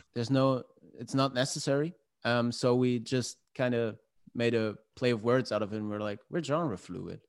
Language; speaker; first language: English; non-native, fluent; German